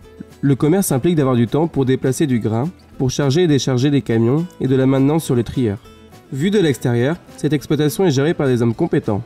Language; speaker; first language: French; native; French